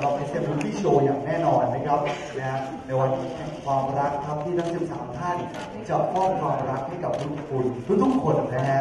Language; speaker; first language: Thai; native; Thai